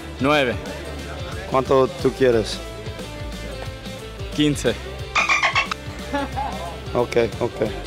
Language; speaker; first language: Spanish; non-native, learner; English